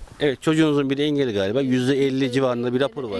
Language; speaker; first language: Turkish; native; Turkish